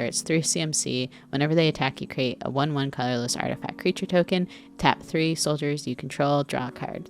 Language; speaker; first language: English; native; English